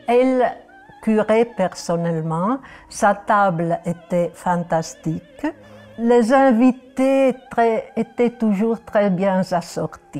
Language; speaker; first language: French; non-native, fluent; Italian